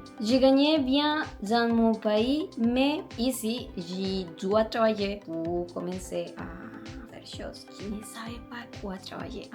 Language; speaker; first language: French; non-native, learner; Spanish